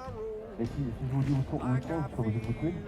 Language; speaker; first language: French; native; French